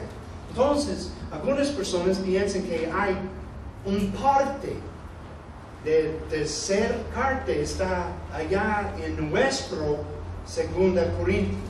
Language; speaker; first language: Spanish; non-native, fluent; English